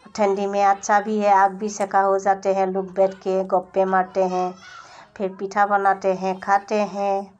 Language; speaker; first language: Hindi; non-native, local second language; Assamese